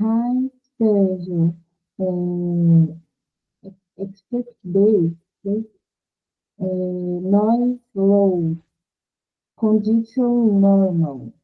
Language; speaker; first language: English; non-native, learner; Portuguese